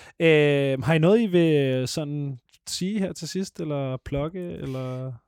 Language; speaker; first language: Danish; native; Danish